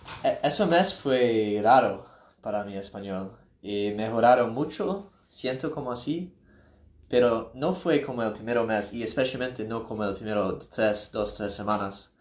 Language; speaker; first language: Spanish; non-native, learner; English